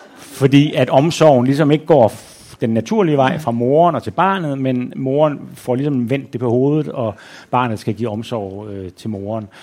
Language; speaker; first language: Danish; native; Danish